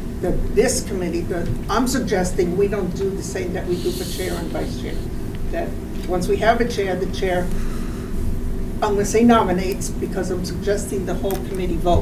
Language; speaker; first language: English; native; English